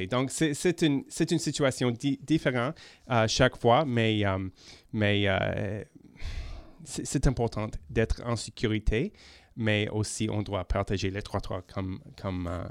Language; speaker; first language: French; non-native, local second language; English